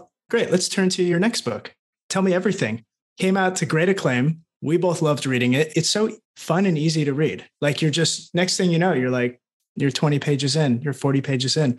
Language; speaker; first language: English; native; English